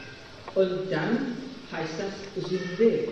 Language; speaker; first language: German; non-native, fluent; Polish